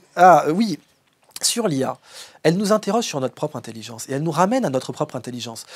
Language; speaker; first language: French; native; French